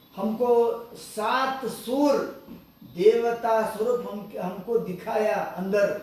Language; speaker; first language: Hindi; non-native, local second language; Kannada